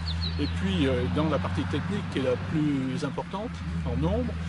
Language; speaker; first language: French; native; French